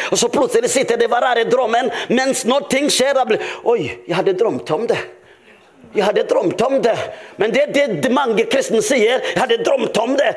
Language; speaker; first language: Norwegian; non-native, fluent; Rundi